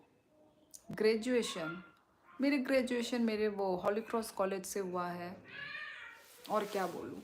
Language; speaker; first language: Hindi; non-native, local second language; Kok Borok